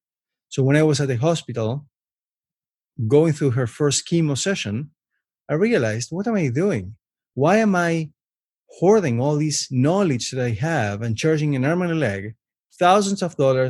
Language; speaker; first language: English; non-native, fluent; Spanish